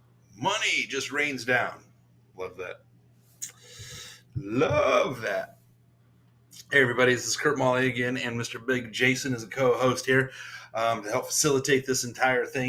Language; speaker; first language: English; native; English